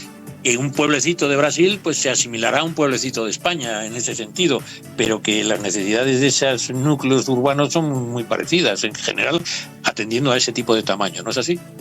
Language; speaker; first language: Spanish; native; Spanish